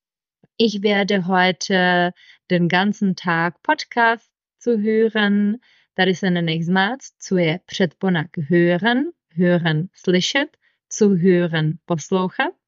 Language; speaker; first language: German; non-native, fluent; Czech